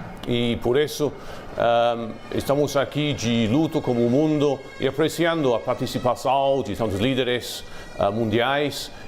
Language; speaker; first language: Portuguese; non-native, learner; English